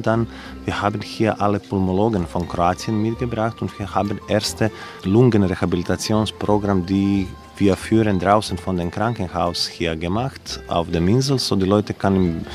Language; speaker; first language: German; non-native, learner; Croatian